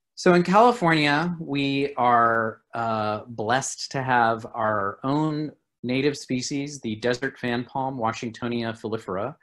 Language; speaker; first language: English; native; English